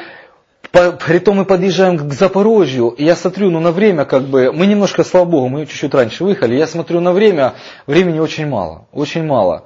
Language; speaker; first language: Russian; native; Russian